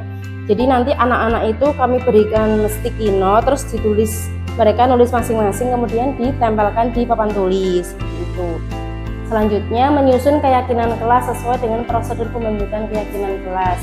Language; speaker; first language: Indonesian; native; Indonesian